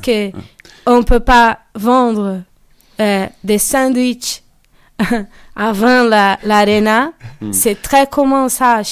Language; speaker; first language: French; non-native, learner; Portuguese